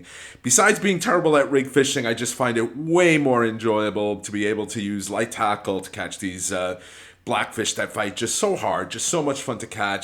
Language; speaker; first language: English; native; English